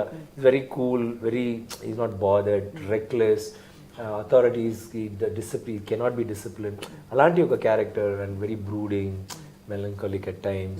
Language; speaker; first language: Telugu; non-native, learner; Tamil